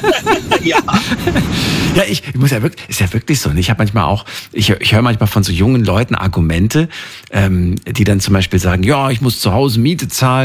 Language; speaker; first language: German; native; German